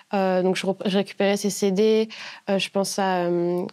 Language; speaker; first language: French; native; French